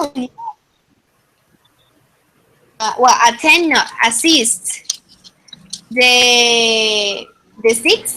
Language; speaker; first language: English; non-native, fluent; Spanish